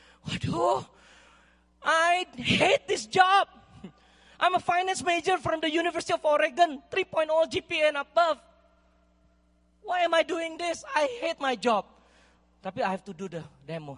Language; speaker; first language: English; non-native, fluent; Indonesian